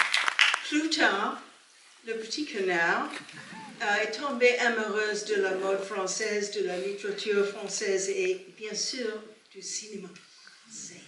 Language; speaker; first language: French; non-native, learner; English